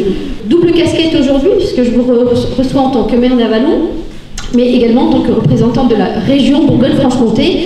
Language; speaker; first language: French; native; French